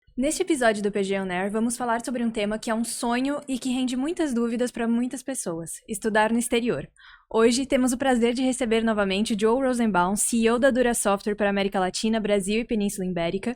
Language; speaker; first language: Portuguese; native; Portuguese